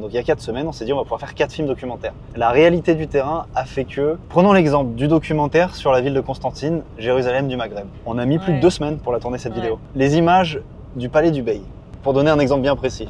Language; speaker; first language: French; native; French